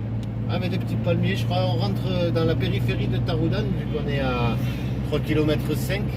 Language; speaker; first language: French; native; French